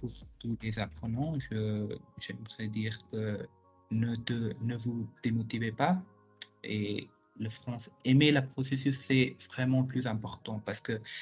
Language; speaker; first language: French; non-native, fluent; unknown